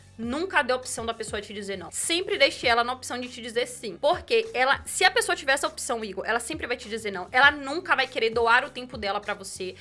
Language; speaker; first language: Portuguese; native; Portuguese